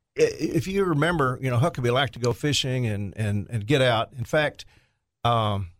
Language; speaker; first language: English; native; English